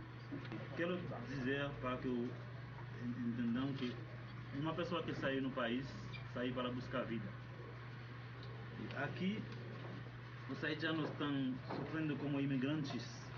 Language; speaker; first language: Portuguese; non-native, learner; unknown